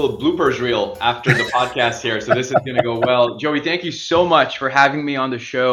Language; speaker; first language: English; non-native, local second language; Urdu